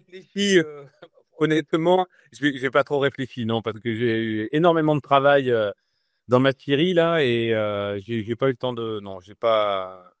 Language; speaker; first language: French; native; French